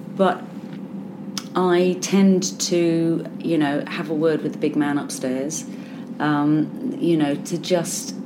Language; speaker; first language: English; native; English